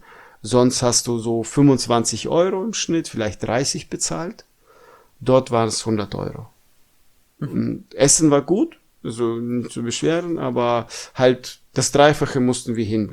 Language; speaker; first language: German; non-native, fluent; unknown